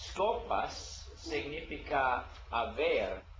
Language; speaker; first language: Spanish; non-native, learner; English